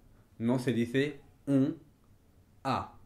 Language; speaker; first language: Spanish; non-native, fluent; French